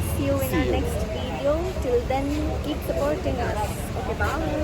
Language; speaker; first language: English; non-native, local second language; Malayalam